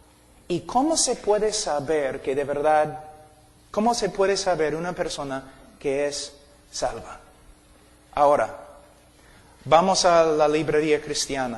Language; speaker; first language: Spanish; non-native, fluent; English